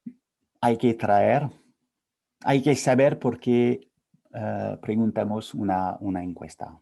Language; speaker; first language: Spanish; non-native, fluent; French